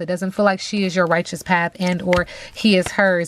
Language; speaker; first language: English; native; English